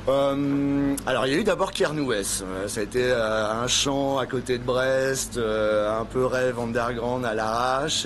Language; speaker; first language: French; native; French